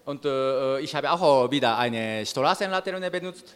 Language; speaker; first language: German; non-native, learner; Japanese